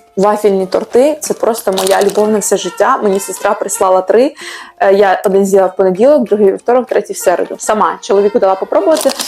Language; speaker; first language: Ukrainian; non-native, local second language; Russian